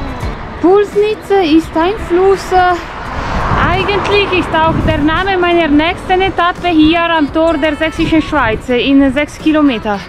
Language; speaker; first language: German; non-native, fluent; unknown